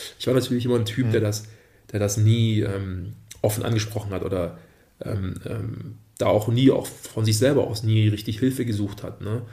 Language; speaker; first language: German; early bilingual, other home language; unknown